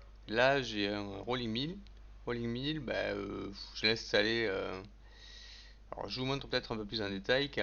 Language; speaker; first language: French; native; French